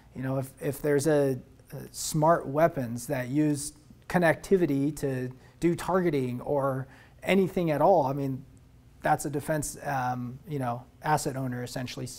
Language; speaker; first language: English; native; English